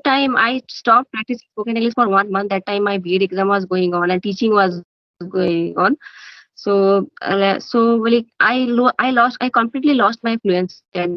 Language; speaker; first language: English; non-native, learner; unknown